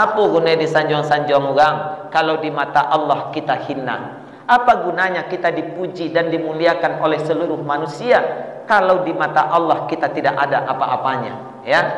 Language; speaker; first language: Malay; non-native, local second language; Minangkabau